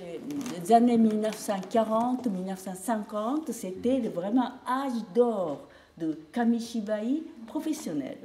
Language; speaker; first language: French; non-native, fluent; Japanese